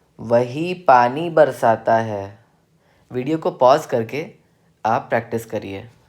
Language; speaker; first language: Hindi; native; Hindi